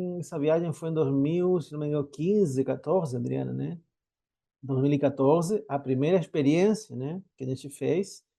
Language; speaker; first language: Portuguese; non-native, fluent; Spanish